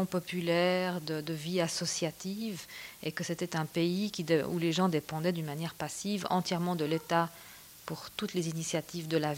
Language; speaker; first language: French; native; French